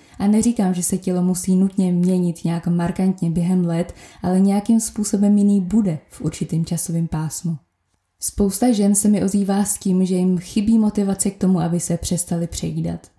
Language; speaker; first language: Czech; native; Czech